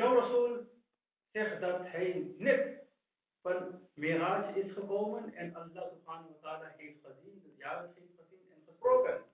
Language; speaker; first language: Dutch; non-native, fluent; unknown